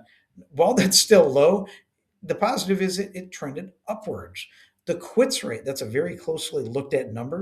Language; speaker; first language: English; native; English